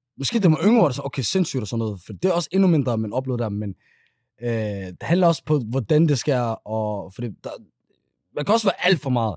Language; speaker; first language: Danish; early bilingual, other home language; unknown